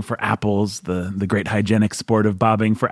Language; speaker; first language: English; native; English